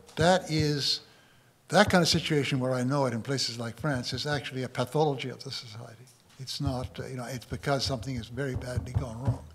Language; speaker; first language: English; native; English